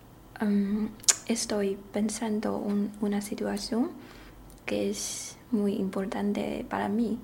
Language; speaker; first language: Spanish; non-native, learner; Chinese